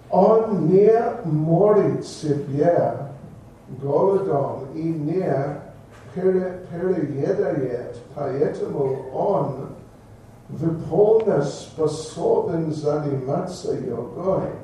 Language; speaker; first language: Russian; non-native, learner; English